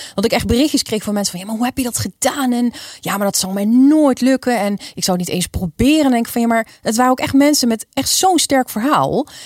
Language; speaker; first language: Dutch; native; Dutch